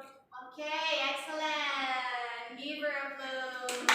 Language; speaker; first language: English; non-native, learner; Indonesian